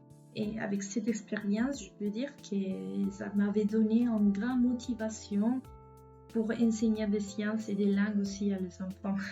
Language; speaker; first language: French; non-native, fluent; Spanish